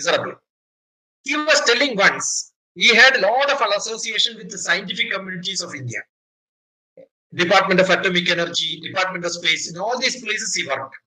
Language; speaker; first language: English; non-native, local second language; Malayalam